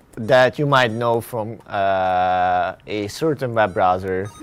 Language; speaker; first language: English; non-native, fluent; Hungarian